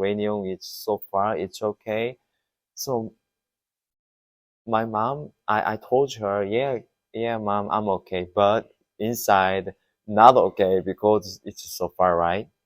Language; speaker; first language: English; non-native, learner; Korean